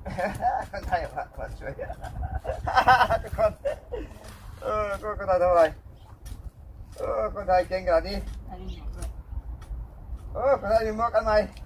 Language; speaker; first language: Thai; non-native, learner; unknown